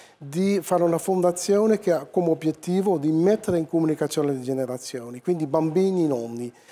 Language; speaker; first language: Italian; non-native, fluent; Dutch